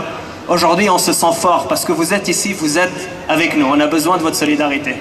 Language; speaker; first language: French; non-native, fluent; Arabic